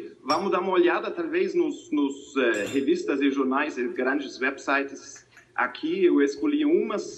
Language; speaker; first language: Portuguese; non-native, fluent; German